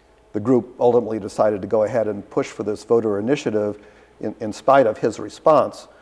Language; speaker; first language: English; native; English